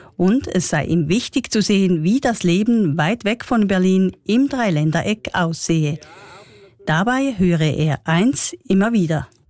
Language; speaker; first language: German; native; German